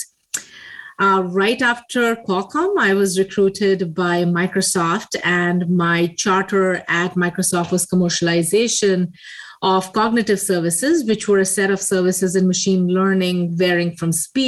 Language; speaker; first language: English; non-native, local second language; Hindi